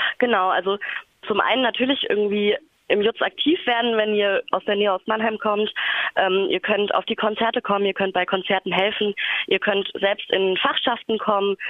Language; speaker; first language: German; native; German